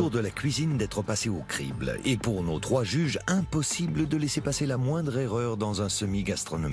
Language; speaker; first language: French; native; French